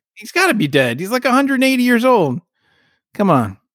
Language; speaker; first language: English; native; English